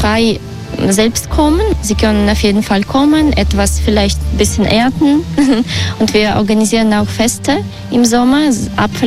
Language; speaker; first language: German; non-native, fluent; Russian